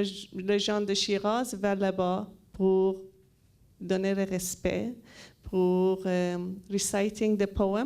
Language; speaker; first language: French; non-native, learner; Persian